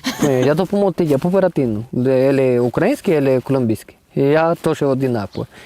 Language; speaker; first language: Ukrainian; non-native, learner; Spanish